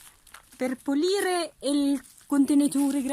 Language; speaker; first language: Italian; non-native, learner; Filipino